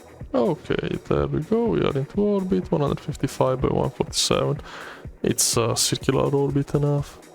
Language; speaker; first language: English; non-native, fluent; Italian